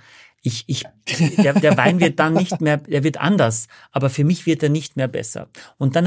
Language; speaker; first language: German; native; German